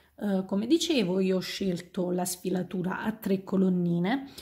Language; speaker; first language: Italian; native; Italian